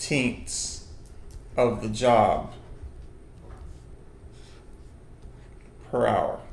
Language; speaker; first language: English; native; English